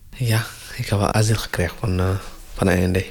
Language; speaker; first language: Dutch; non-native, learner; Tigrinya